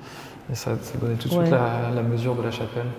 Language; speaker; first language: French; native; French